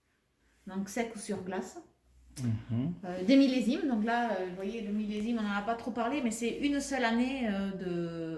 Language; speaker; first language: French; native; French